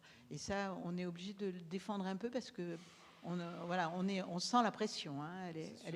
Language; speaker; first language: French; native; French